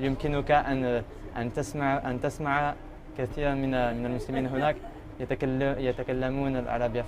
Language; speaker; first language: Arabic; non-native, learner; French